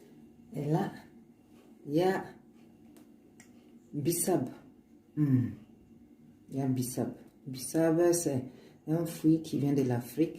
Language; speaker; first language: French; non-native, learner; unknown